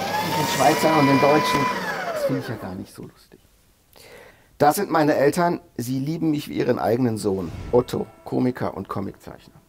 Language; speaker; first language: German; native; German